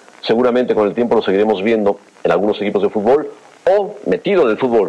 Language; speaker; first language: Spanish; native; Spanish